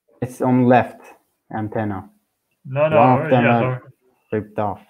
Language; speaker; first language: English; non-native, learner; Turkish